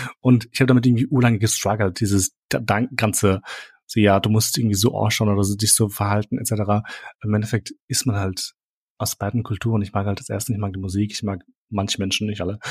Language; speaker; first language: German; early bilingual, other home language; Albanian